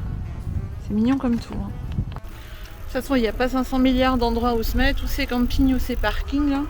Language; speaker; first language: French; native; French